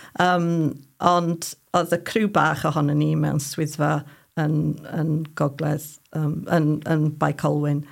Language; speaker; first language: Welsh; non-native, fluent; English